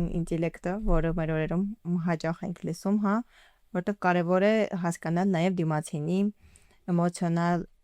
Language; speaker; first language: Armenian; early bilingual, heritage; Armenian